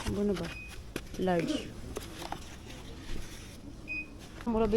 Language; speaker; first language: Turkish; non-native, learner; Filipino